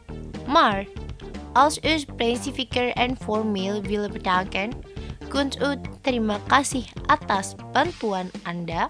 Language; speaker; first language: Dutch; non-native, learner; Indonesian